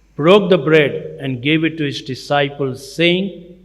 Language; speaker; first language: English; non-native, local second language; Gujarati